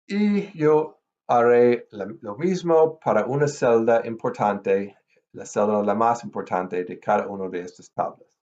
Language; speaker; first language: Spanish; non-native, fluent; English